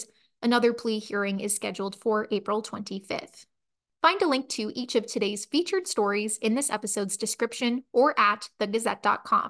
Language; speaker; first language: English; native; English